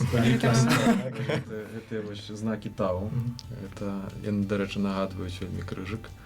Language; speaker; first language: Belarusian; native; Belarusian